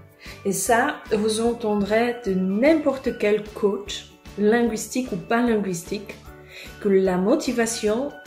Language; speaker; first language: French; non-native, fluent; Polish